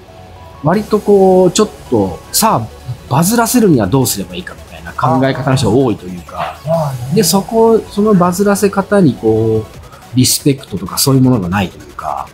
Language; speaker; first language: Japanese; native; Japanese